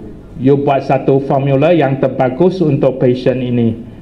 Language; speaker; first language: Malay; non-native, local second language; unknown